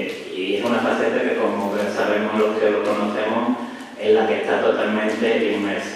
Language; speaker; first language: Spanish; native; Spanish